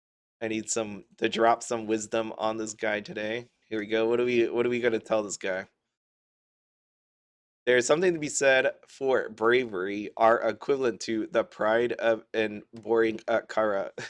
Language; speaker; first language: English; native; English